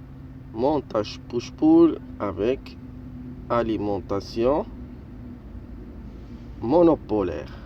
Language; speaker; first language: French; non-native, local second language; Arabic